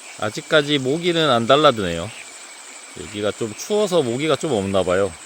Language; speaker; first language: Korean; native; Korean